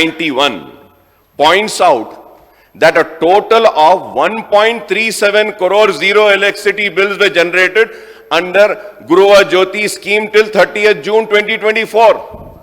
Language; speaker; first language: English; non-native, local second language; Urdu